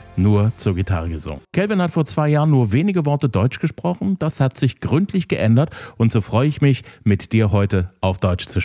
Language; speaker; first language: German; native; German